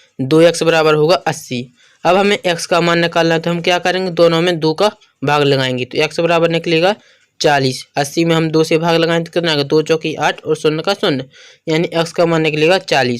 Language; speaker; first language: Hindi; native; Hindi